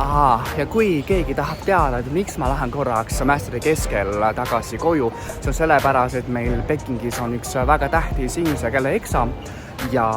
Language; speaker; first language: Estonian; non-native, fluent; Chinese